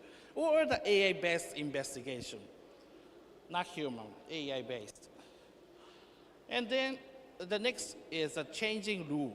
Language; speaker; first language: English; non-native, learner; Japanese